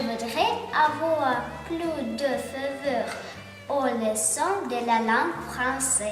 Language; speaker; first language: French; non-native, learner; Russian